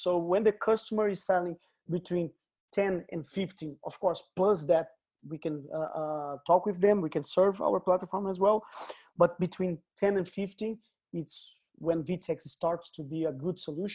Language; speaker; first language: English; non-native, fluent; Portuguese